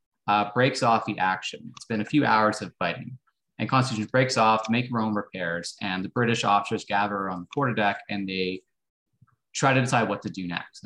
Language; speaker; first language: English; native; English